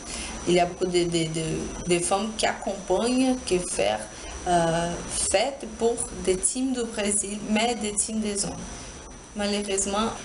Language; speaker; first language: French; non-native, learner; Portuguese